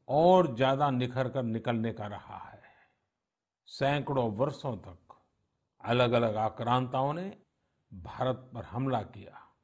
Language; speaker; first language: Hindi; non-native, local second language; Gujarati